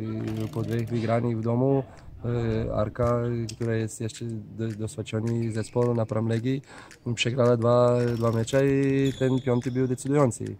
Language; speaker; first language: Polish; non-native, fluent; Slovenian